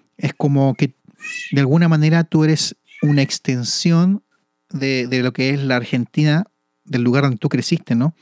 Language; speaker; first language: Spanish; native; Spanish